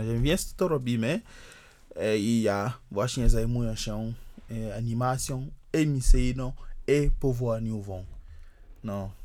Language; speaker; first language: Polish; non-native, fluent; Ewe